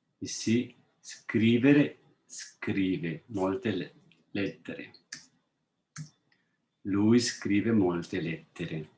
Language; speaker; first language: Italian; non-native, fluent; English